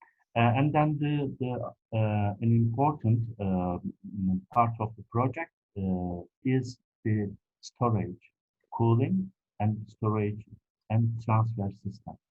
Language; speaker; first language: English; non-native, fluent; Turkish